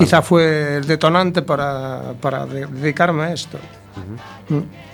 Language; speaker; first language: Spanish; native; Spanish